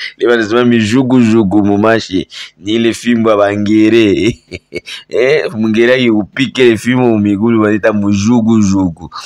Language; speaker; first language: Swahili; native; Swahili